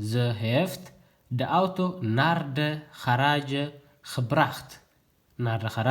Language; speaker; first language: Dutch; non-native, learner; Tigrinya